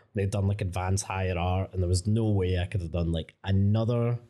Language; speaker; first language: English; native; English